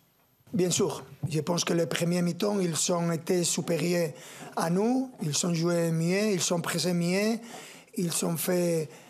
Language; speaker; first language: French; non-native, fluent; Spanish